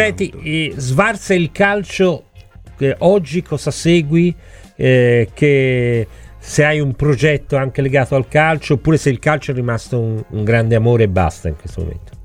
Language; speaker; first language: Italian; native; Italian